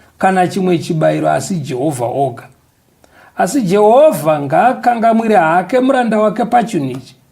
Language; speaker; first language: Shona; native; Shona